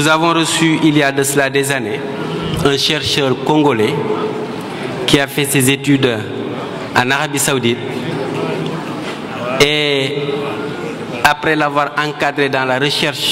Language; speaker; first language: French; non-native, local second language; Wolof